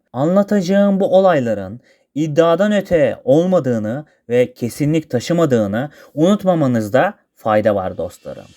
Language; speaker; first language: Turkish; native; Turkish